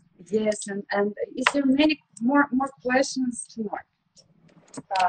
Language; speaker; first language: English; non-native, fluent; Russian